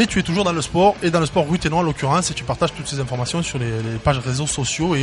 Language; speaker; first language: French; native; French